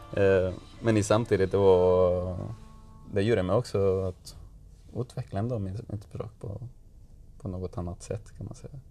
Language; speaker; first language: Swedish; non-native, learner; Spanish